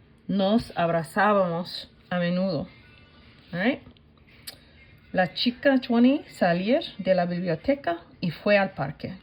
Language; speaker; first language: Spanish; non-native, fluent; English